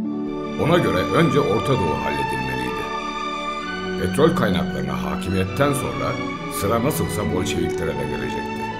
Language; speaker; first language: Turkish; native; Turkish